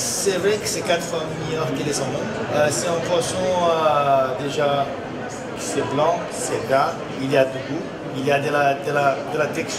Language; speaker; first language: French; non-native, learner; Portuguese